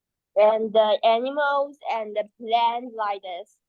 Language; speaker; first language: English; non-native, learner; Chinese